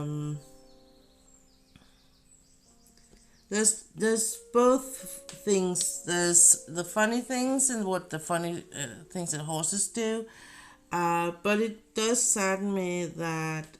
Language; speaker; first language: English; non-native, fluent; Danish